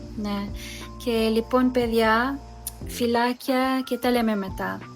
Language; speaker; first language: Greek; non-native, learner; Filipino